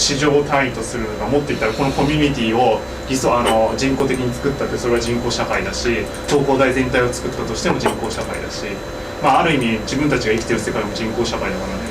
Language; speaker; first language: Japanese; native; Japanese